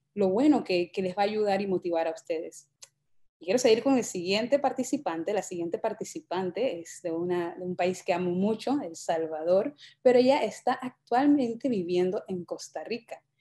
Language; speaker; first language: Spanish; native; Spanish